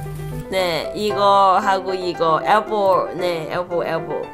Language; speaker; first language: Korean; non-native, learner; Cantonese